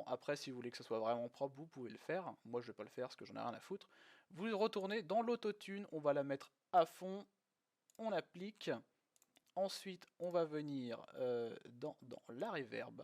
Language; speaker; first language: French; native; French